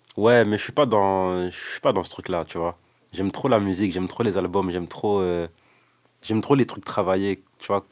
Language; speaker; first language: French; early bilingual, other home language; Lingala